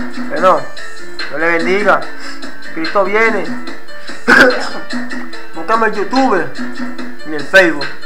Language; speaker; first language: Spanish; native; Spanish